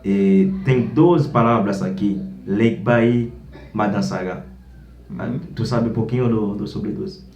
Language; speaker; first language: Portuguese; non-native, learner; Haitian Creole